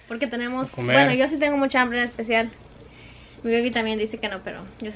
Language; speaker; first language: Spanish; native; Spanish